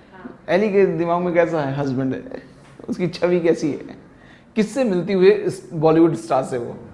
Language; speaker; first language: Hindi; native; Hindi